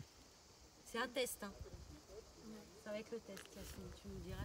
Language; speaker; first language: French; native; French